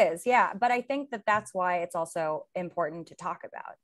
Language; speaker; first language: English; native; English